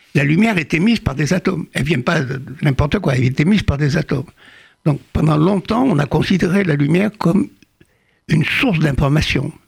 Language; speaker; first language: French; native; French